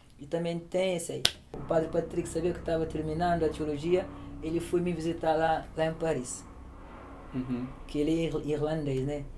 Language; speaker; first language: Portuguese; non-native, local second language; Kabuverdianu